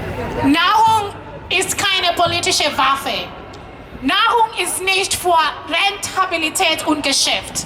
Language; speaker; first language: German; non-native, learner; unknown